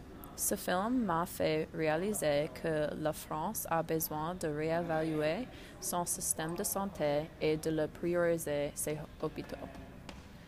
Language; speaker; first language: French; non-native, learner; English